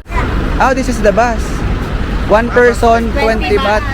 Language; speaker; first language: English; non-native, local second language; Filipino